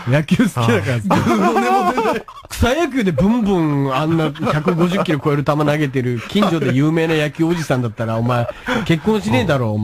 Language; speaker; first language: Japanese; native; Japanese